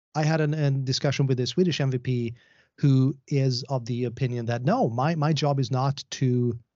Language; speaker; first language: English; non-native, fluent; Swedish